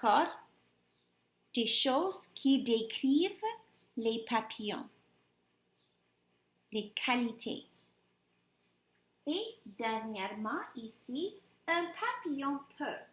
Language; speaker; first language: French; non-native, fluent; English